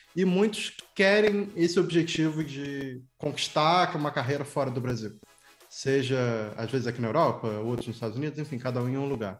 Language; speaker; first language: Portuguese; native; Portuguese